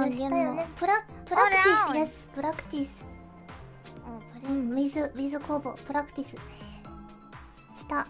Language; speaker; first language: Japanese; native; Japanese